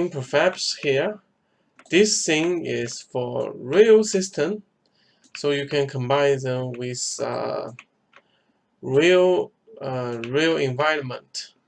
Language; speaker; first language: English; non-native, fluent; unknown